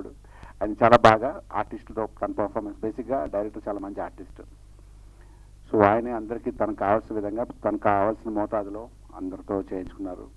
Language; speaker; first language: Telugu; native; Telugu